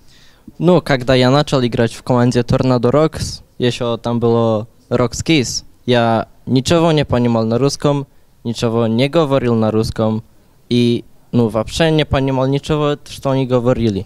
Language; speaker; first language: Russian; non-native, learner; Polish